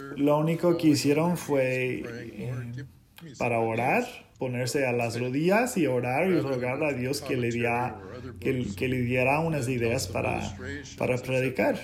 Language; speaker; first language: Spanish; non-native, fluent; English